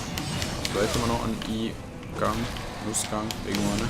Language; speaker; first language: German; native; German